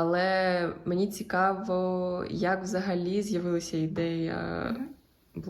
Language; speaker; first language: Ukrainian; native; Ukrainian